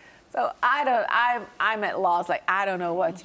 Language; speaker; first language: English; native; English